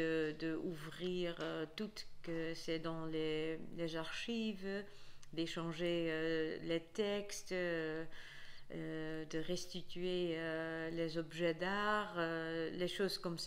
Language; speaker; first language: French; non-native, fluent; Dutch